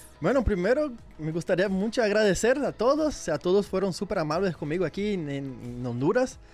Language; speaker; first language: Spanish; non-native, learner; Portuguese